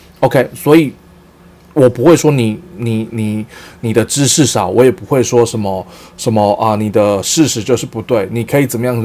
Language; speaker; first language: Chinese; early bilingual, heritage; Chinese